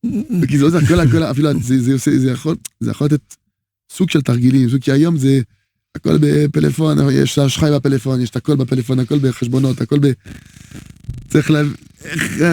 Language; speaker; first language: Hebrew; non-native, fluent; French